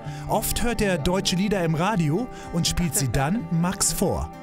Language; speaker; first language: German; native; German